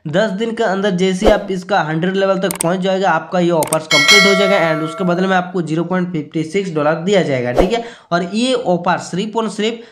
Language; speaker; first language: Hindi; native; Hindi